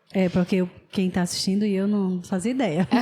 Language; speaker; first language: Portuguese; native; Portuguese